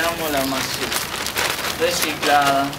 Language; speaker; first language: Spanish; native; Spanish